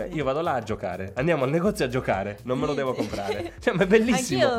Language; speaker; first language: Italian; native; Italian